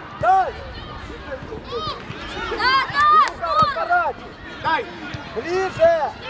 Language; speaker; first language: Russian; native; Russian